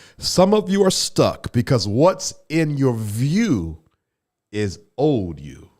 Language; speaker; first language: English; native; English